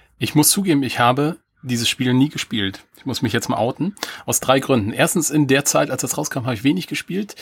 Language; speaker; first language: German; native; German